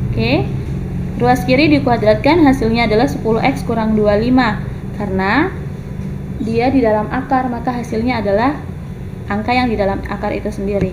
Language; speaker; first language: Indonesian; native; Indonesian